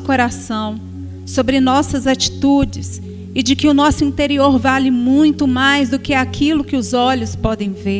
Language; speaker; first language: Portuguese; native; Portuguese